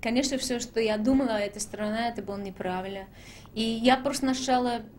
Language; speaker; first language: Russian; non-native, learner; English